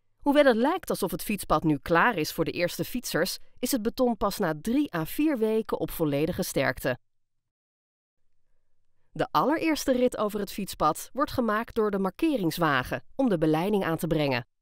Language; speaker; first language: Dutch; native; Dutch